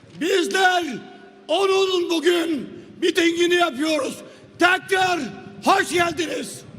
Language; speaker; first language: Turkish; native; Turkish